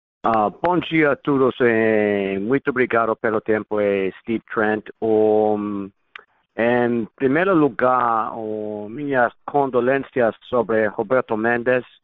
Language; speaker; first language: Portuguese; non-native, fluent; English